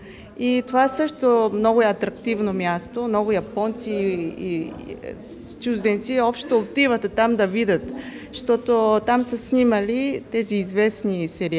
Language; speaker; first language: Bulgarian; non-native, fluent; Korean